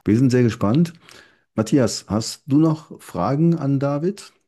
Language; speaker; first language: German; native; German